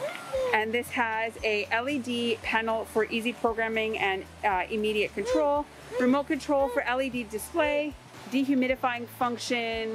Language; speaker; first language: English; native; English